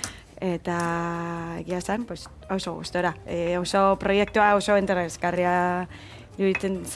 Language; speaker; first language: Basque; non-native, fluent; English